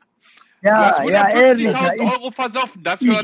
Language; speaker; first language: German; native; German